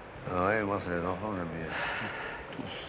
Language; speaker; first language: French; native; French